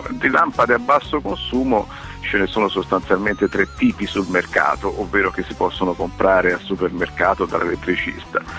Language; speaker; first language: Italian; native; Italian